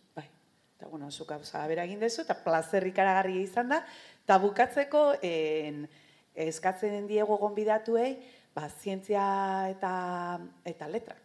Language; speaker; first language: Basque; native; Basque